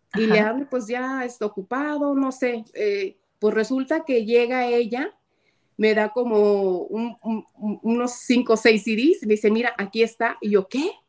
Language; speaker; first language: Spanish; native; Spanish